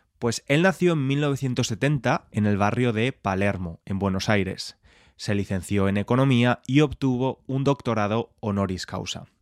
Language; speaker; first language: Spanish; native; Spanish